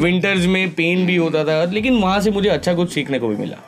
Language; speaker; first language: Hindi; non-native, local second language; Gujarati